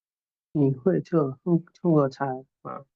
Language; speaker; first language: Chinese; non-native, learner; Bangla